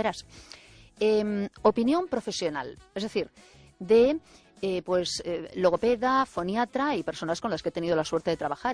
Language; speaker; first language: Spanish; native; Spanish